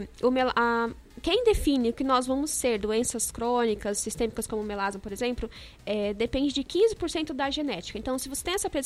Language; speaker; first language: Portuguese; native; Portuguese